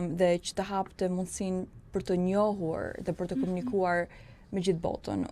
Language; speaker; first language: Albanian; early bilingual, heritage; Albanian